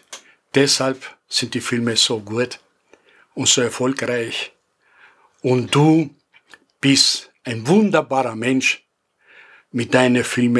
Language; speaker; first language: German; non-native, fluent; Greek